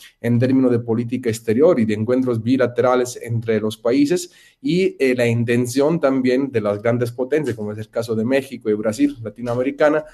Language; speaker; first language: Spanish; non-native, fluent; Italian